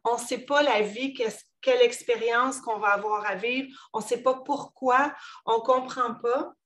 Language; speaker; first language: French; native; French